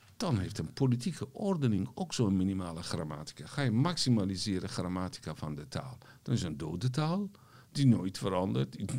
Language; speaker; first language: Dutch; non-native, fluent; Persian